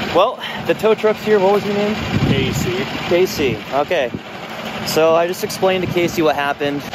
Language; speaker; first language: English; native; English